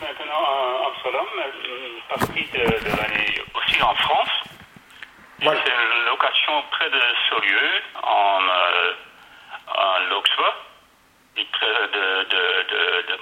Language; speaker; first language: French; non-native, learner; Dutch